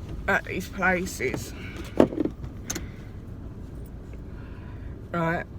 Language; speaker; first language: English; native; English